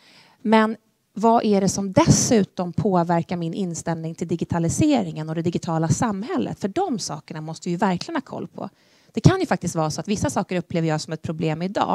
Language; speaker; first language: Swedish; native; Swedish